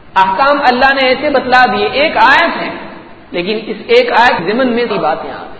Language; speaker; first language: Urdu; native; Urdu